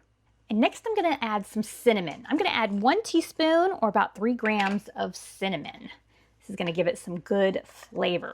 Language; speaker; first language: English; native; English